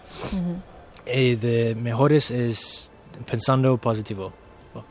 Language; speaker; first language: Spanish; non-native, learner; English